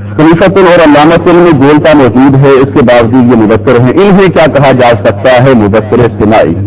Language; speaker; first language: Urdu; non-native, local second language; Punjabi